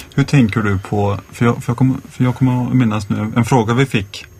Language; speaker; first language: Swedish; native; Swedish